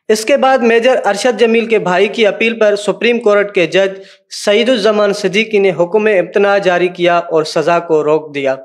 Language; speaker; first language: Urdu; non-native, local second language; Sindhi